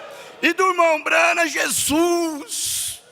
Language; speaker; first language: Portuguese; native; Portuguese